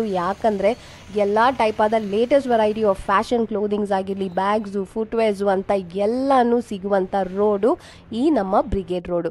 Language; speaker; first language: Kannada; native; Kannada